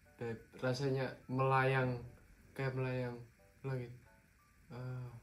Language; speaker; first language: Indonesian; native; Indonesian